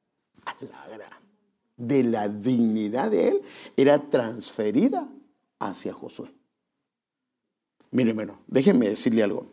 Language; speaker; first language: Spanish; native; Spanish